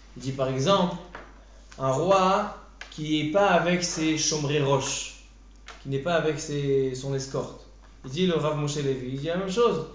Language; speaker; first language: French; native; French